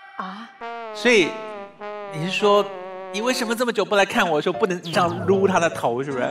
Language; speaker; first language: Chinese; native; Chinese